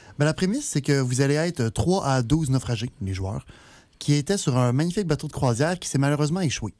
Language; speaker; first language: French; native; French